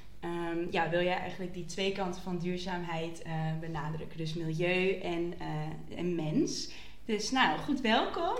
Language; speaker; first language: Dutch; native; Dutch